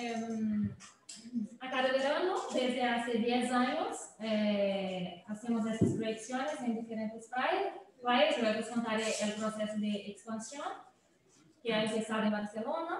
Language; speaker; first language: Spanish; non-native, fluent; Portuguese